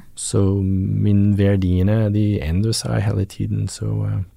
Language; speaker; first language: Norwegian; non-native, fluent; English